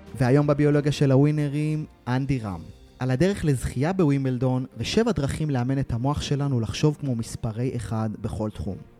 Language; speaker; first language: Hebrew; native; Hebrew